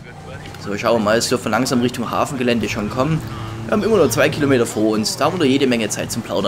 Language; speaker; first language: German; native; German